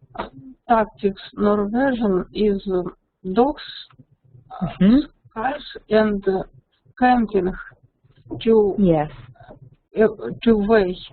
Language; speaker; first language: English; non-native, learner; Russian